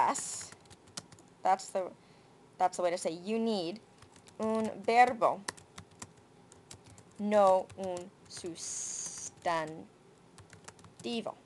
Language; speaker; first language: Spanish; non-native, learner; English